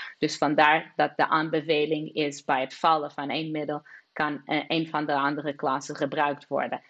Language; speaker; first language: Dutch; non-native, fluent; Portuguese